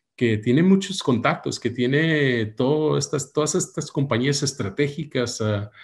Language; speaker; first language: Spanish; early bilingual, heritage; Spanish